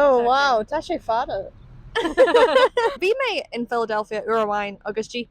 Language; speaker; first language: Irish; non-native, learner; English